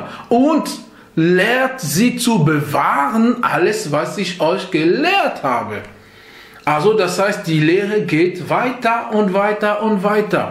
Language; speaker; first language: German; non-native, fluent; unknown